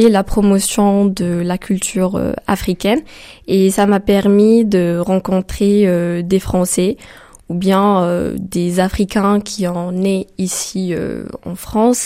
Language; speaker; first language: French; non-native, local second language; Arabic